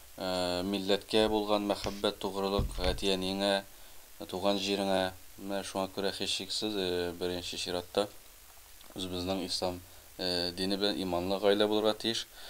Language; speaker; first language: Tatar; early bilingual, heritage; Tatar